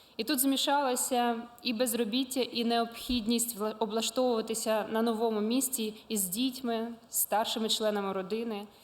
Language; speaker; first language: Ukrainian; non-native, local second language; Russian